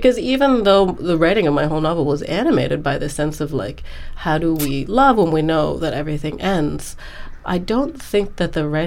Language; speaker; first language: English; native; English